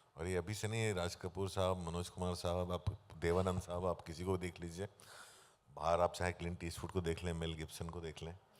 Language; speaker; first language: Hindi; native; Hindi